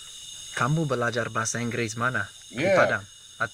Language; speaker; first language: Indonesian; non-native, learner; English